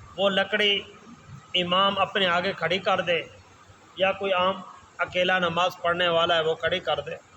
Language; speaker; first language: Urdu; non-native, local second language; Baluchi